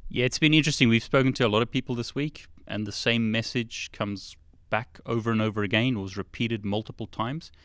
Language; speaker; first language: English; native; English